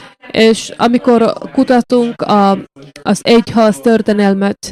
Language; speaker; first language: Hungarian; non-native, learner; Finnish